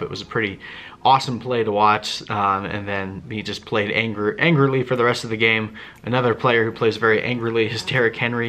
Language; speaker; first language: English; native; English